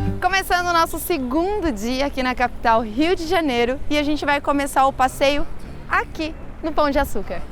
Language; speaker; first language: Portuguese; native; Portuguese